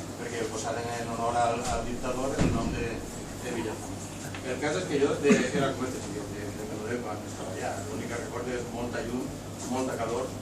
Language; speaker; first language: Catalan; non-native, local second language; Spanish